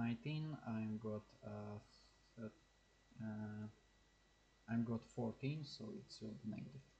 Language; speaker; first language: English; non-native, learner; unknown